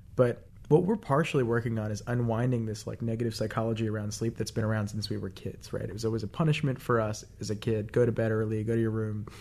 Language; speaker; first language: English; native; English